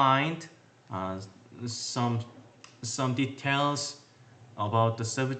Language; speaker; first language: English; non-native, learner; Korean